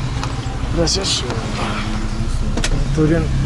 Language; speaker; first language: Spanish; non-native, learner; Portuguese